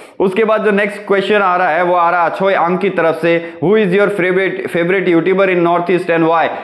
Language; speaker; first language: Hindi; non-native, local second language; Nepali